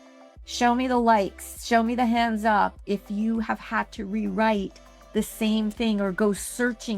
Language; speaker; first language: English; native; English